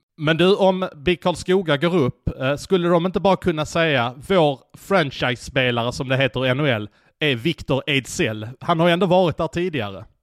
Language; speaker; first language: Swedish; native; Swedish